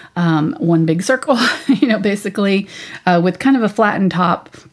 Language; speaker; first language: English; native; English